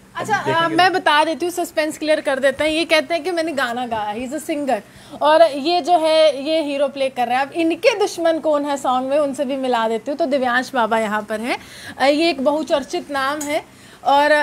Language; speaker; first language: Hindi; non-native, local second language; Dogri